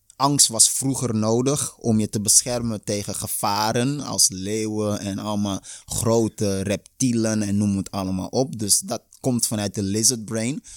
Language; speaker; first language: Dutch; early bilingual, other home language; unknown